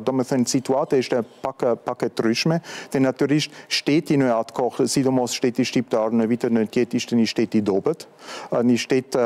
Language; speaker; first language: Albanian; non-native, fluent; German